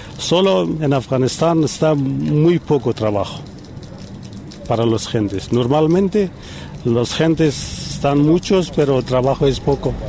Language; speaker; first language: Spanish; non-native, learner; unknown